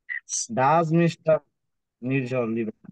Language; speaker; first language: English; non-native, learner; Bangla